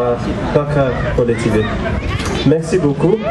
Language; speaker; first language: French; non-native, fluent; Tibetan